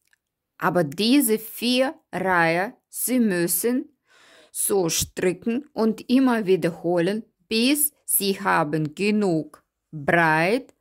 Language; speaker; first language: German; non-native, learner; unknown